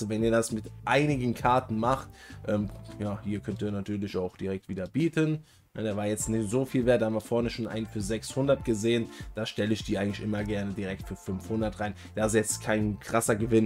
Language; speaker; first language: German; native; German